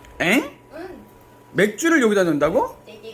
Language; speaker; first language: Korean; native; Korean